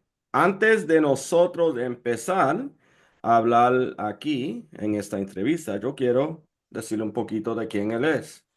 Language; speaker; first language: Spanish; early bilingual, heritage; Spanish